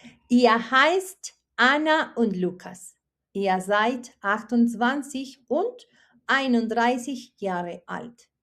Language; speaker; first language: German; non-native, fluent; Spanish